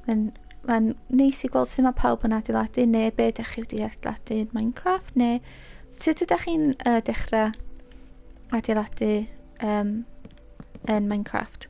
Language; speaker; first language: Welsh; native; Welsh